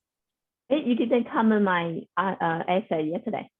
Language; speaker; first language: English; non-native, learner; Chinese